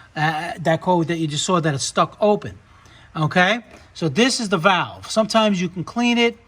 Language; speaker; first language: English; native; English